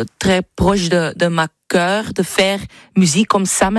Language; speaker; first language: French; non-native, learner; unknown